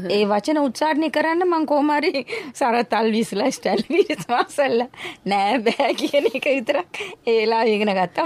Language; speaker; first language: Sinhala; non-native, local second language; Tamil